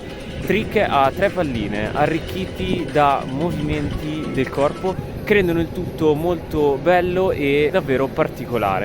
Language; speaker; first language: Italian; native; Italian